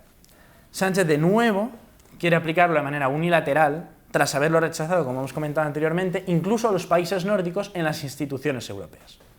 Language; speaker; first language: Spanish; native; Spanish